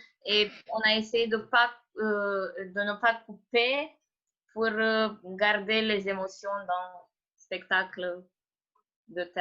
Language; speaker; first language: French; non-native, fluent; Romanian